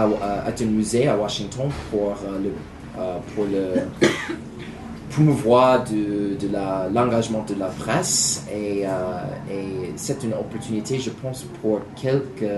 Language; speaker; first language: French; non-native, learner; English